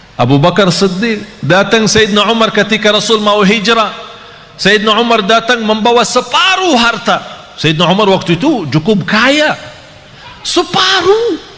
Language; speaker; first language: Malay; non-native, fluent; Arabic